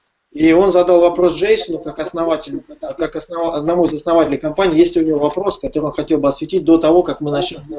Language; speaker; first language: Russian; native; Russian